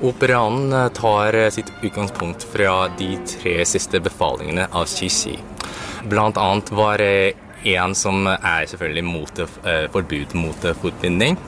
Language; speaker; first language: Norwegian; early bilingual, other home language; Cantonese